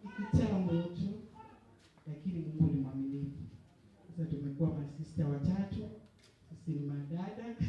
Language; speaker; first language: Swahili; native; Swahili